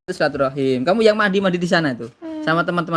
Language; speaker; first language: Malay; non-native, local second language; Javanese